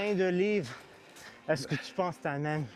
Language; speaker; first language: French; non-native, learner; English